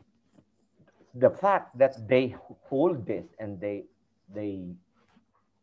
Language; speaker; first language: English; non-native, local second language; Iloko